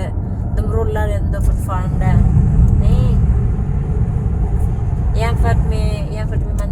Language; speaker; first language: Swedish; non-native, learner; Filipino